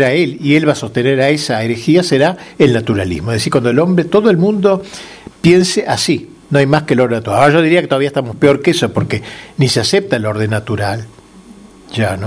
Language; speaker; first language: Spanish; native; Spanish